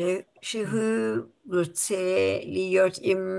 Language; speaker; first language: Hebrew; non-native, learner; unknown